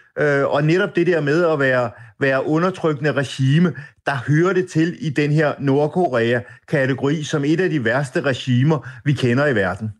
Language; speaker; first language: Danish; native; Danish